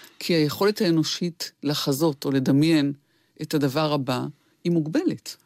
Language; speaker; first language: Hebrew; native; Hebrew